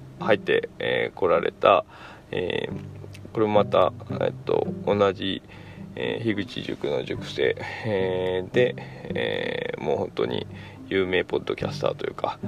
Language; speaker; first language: Japanese; native; Japanese